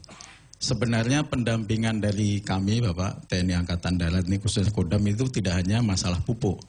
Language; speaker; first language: Indonesian; non-native, local second language; Javanese